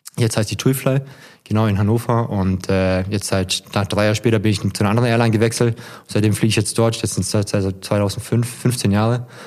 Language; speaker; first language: German; early bilingual, other home language; Korean